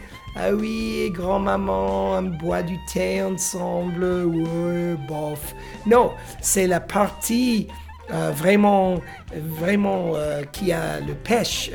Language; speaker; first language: French; non-native, fluent; English